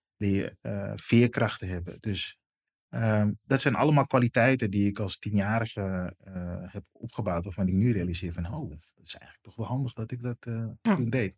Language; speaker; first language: Dutch; native; Dutch